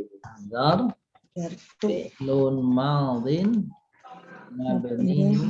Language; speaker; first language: Arabic; non-native, fluent; Indonesian